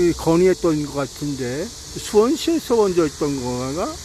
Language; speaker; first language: Korean; native; Korean